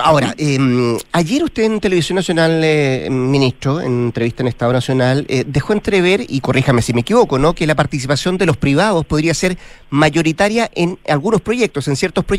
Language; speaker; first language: Spanish; native; Spanish